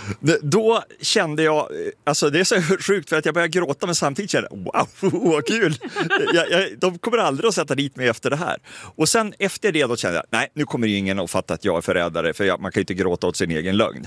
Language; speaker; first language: Swedish; native; Swedish